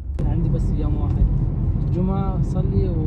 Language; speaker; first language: Arabic; non-native, learner; Bangla